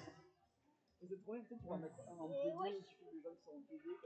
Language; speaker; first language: French; native; French